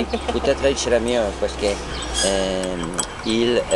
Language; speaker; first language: French; non-native, learner; Spanish